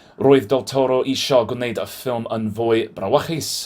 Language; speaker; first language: Welsh; non-native, learner; English